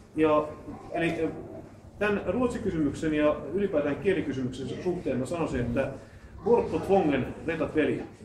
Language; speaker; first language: Finnish; native; Finnish